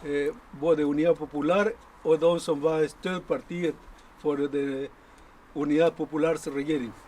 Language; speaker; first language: Swedish; non-native, fluent; Spanish